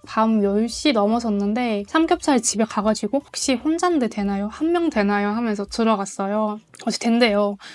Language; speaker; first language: Korean; non-native, fluent; Mongolian